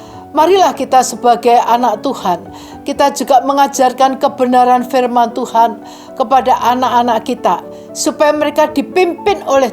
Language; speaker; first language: Indonesian; native; Indonesian